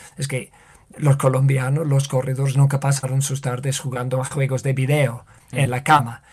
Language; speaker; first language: Spanish; non-native, fluent; English